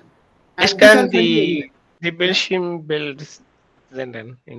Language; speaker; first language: German; non-native, learner; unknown